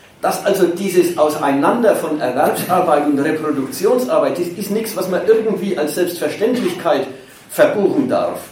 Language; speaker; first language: German; native; German